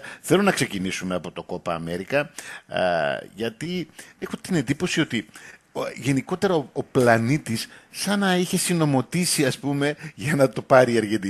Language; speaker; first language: Greek; native; Greek